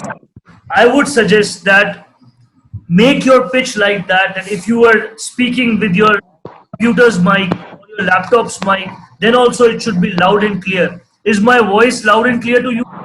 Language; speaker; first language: English; non-native, local second language; Hindi